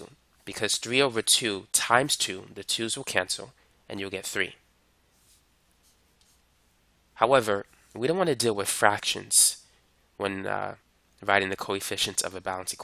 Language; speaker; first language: English; native; English